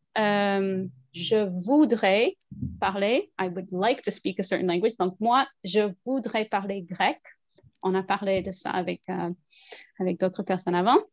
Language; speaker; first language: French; non-native, fluent; English